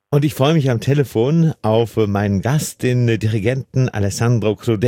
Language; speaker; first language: German; native; German